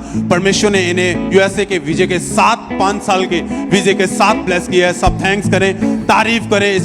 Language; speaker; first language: Hindi; native; Hindi